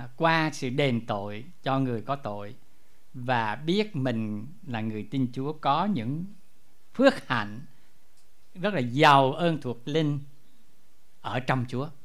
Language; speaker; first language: Vietnamese; native; Vietnamese